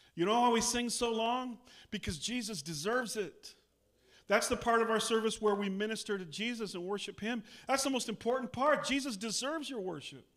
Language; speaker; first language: English; native; English